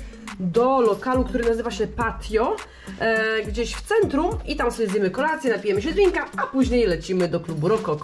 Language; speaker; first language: Polish; native; Polish